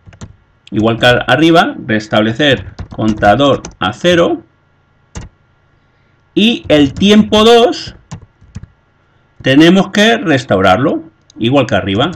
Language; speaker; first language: Spanish; native; Spanish